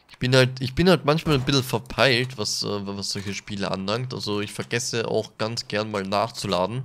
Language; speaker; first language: German; native; German